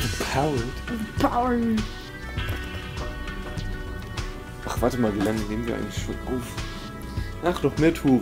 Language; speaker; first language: German; native; German